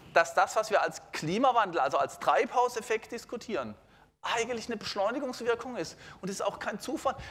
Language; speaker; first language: German; native; German